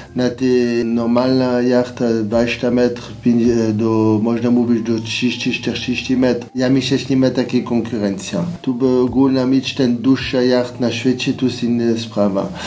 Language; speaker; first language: Polish; non-native, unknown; French